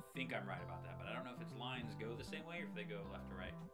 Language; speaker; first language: English; native; English